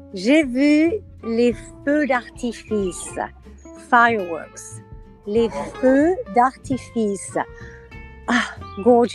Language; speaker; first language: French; non-native, learner; English